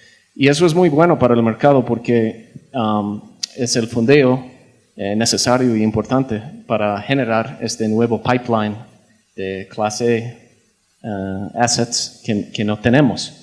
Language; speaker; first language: Spanish; non-native, fluent; English